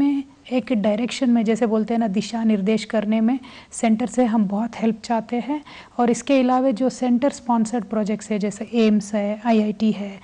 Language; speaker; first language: Hindi; non-native, local second language; Telugu